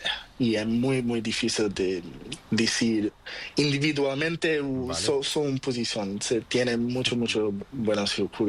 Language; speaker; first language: Spanish; non-native, learner; Portuguese